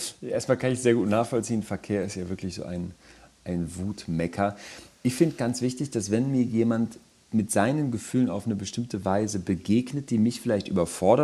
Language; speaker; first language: German; native; German